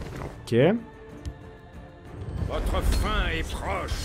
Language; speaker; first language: French; native; French